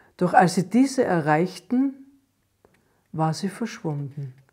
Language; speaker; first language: German; native; German